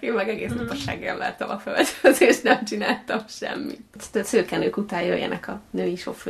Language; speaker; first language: Hungarian; native; Hungarian